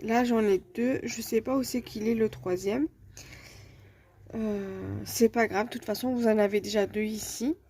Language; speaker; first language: French; native; French